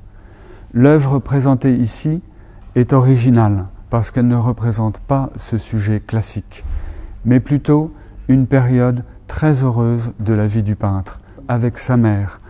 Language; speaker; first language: French; native; French